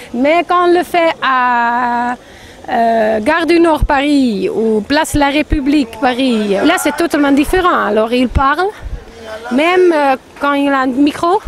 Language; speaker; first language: French; non-native, learner; Dutch